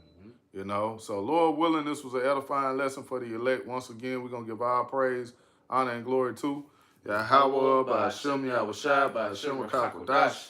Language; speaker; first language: English; native; English